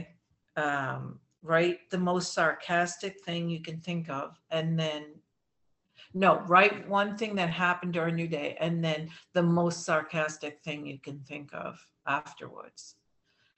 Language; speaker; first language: English; native; English